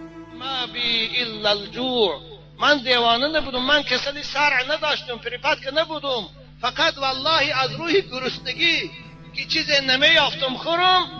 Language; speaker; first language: Persian; native; Persian